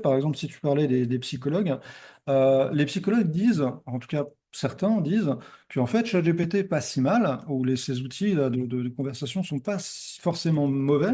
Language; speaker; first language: French; native; French